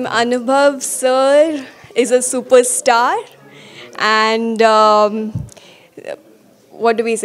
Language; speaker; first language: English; non-native, local second language; Odia